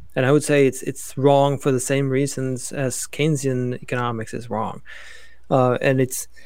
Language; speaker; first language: English; non-native, fluent; Swedish